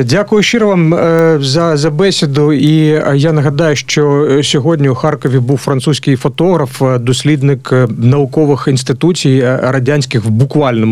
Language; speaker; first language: Ukrainian; native; Ukrainian